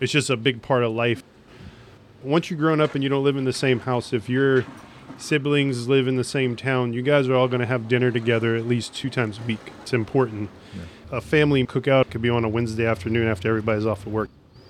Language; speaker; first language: English; native; English